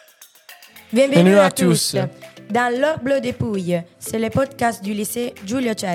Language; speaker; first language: French; non-native, learner; Italian